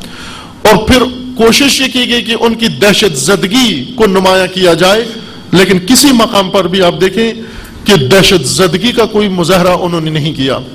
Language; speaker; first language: Urdu; native; Urdu